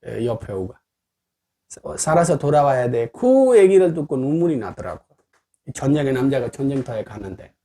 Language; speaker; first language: Korean; non-native, fluent; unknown